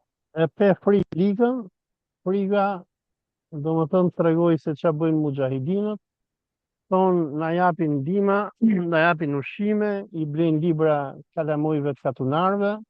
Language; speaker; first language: Albanian; native; Albanian